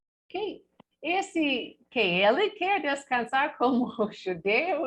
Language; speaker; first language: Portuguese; non-native, learner; English